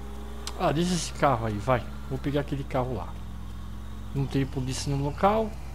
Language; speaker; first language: Portuguese; native; Portuguese